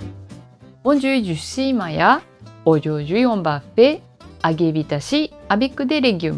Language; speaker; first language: French; non-native, learner; Japanese